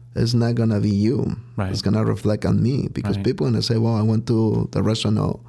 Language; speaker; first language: English; non-native, fluent; Spanish